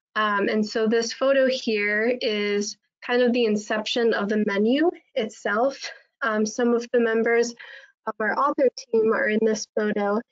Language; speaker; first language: English; native; English